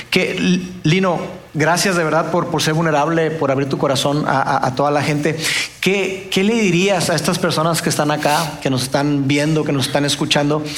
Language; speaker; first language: Spanish; native; Spanish